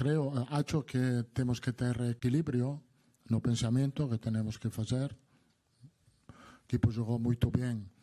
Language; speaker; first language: Portuguese; non-native, learner; Italian